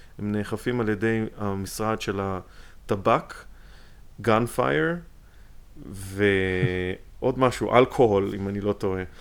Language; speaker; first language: Hebrew; native; Hebrew